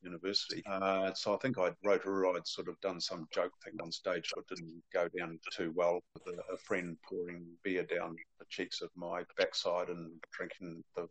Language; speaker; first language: English; native; English